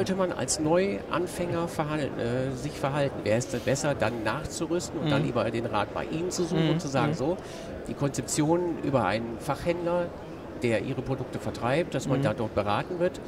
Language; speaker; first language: German; native; German